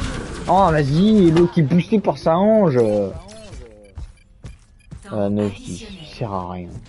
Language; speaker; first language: French; native; French